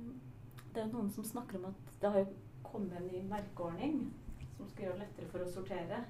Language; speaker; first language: Norwegian; native; Norwegian